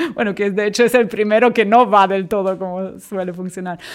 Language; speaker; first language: Spanish; non-native, fluent; German